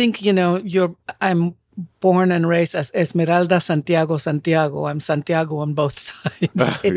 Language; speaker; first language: English; non-native, fluent; Spanish